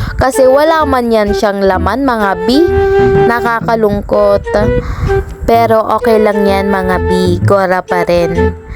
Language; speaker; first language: Filipino; non-native, local second language; Cebuano